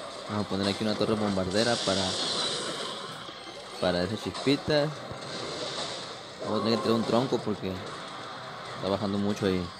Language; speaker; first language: Spanish; native; Spanish